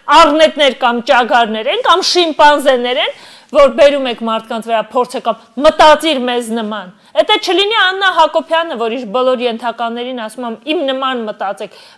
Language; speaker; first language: Armenian; native; Armenian